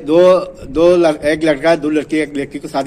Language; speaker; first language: Hindi; non-native, learner; Bangla